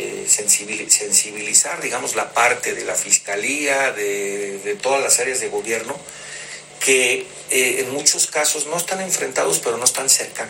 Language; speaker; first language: Spanish; native; Spanish